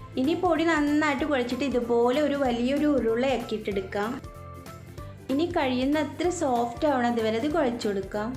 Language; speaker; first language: Malayalam; native; Malayalam